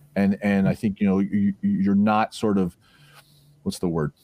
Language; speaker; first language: English; native; English